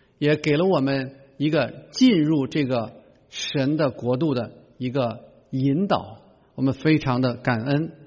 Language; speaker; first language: Chinese; native; Chinese